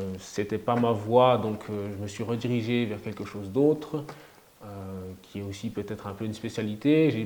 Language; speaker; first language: French; native; French